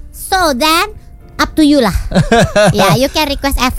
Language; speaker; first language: English; non-native, local second language; Indonesian